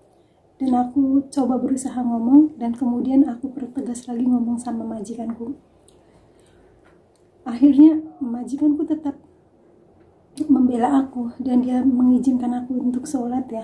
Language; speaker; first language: Indonesian; non-native, local second language; Javanese